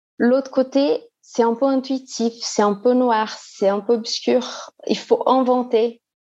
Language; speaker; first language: French; non-native, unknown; Portuguese